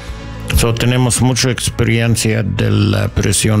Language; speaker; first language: Spanish; non-native, learner; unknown